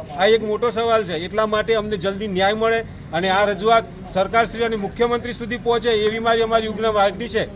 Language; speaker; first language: Gujarati; native; Gujarati